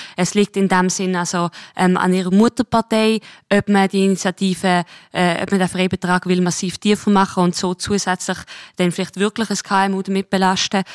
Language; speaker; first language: German; native; German